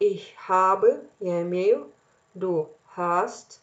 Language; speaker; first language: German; non-native, fluent; Russian